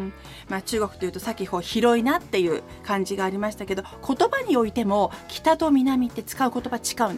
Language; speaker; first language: Japanese; native; Japanese